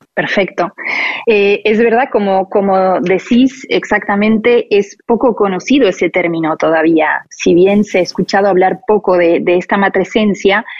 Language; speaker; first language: Spanish; non-native, fluent; French